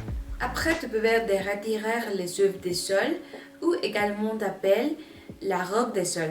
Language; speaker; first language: French; non-native, learner; Spanish